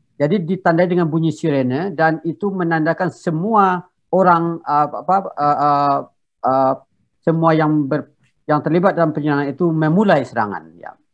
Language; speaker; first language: Indonesian; non-native, local second language; Minangkabau